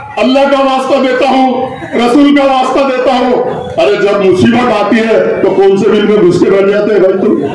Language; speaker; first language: Hindi; non-native, local second language; Urdu